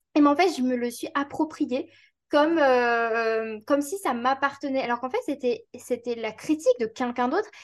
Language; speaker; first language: French; native; French